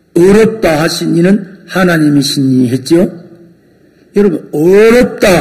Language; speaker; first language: Korean; native; Korean